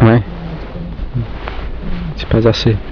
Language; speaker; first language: French; non-native, fluent; English